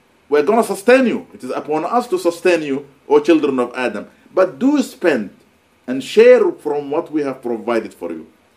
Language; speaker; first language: English; non-native, fluent; Arabic